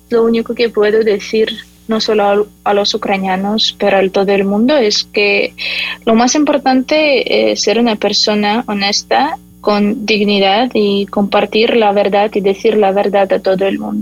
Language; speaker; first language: Spanish; non-native, fluent; Ukrainian